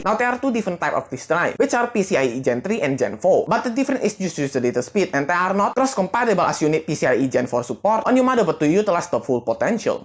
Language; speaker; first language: English; non-native, fluent; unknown